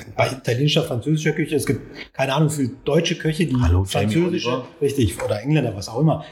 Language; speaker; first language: German; non-native, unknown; Turkish